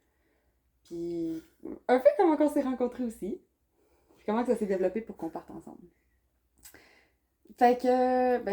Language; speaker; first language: French; native; French